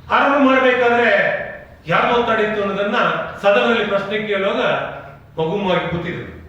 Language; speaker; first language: Kannada; native; Kannada